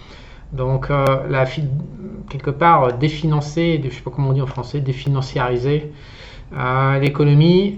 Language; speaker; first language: French; native; French